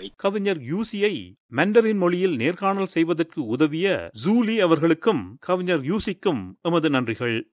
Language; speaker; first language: Tamil; native; Tamil